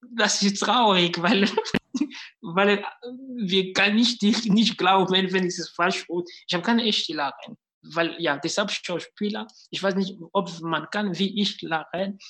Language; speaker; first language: German; non-native, fluent; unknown